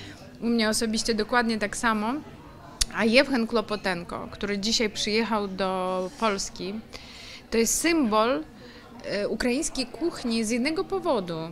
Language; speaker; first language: Polish; non-native, fluent; Ukrainian